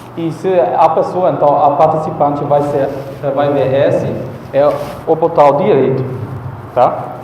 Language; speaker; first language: Portuguese; non-native, fluent; German